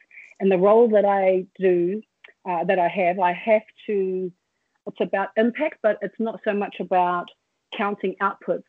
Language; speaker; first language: English; native; English